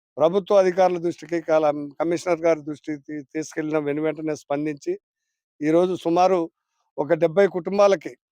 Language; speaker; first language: Telugu; native; Telugu